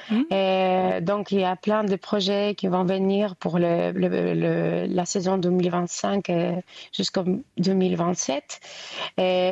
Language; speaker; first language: French; non-native, fluent; Greek